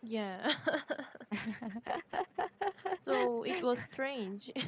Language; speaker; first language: English; non-native, learner; Korean